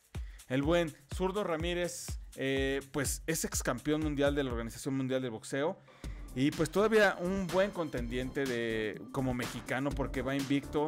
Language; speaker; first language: Spanish; native; Spanish